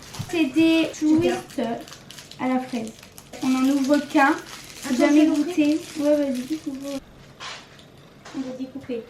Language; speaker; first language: French; native; French